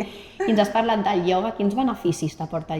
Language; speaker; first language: Catalan; native; Catalan